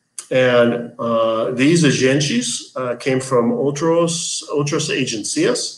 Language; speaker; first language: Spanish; non-native, learner; English